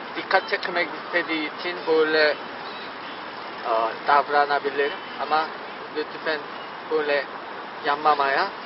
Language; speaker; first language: Turkish; non-native, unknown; Korean